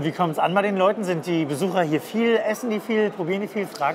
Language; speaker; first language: German; native; German